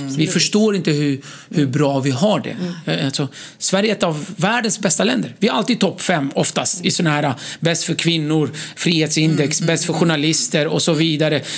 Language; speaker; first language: Swedish; early bilingual, other home language; Kurdish